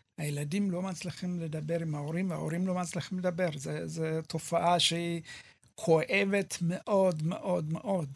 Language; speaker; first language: Hebrew; early bilingual, other home language; Amharic